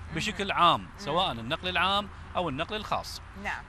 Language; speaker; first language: Arabic; native; Arabic